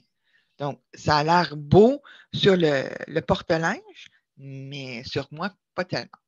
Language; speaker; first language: French; native; French